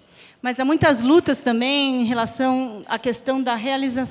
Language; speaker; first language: Portuguese; native; Portuguese